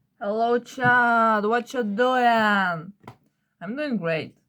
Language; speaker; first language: English; non-native, learner; Ukrainian